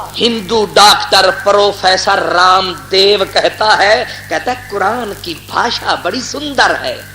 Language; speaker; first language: Urdu; non-native, local second language; Punjabi